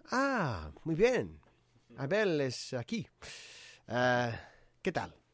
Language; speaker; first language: Spanish; non-native, learner; English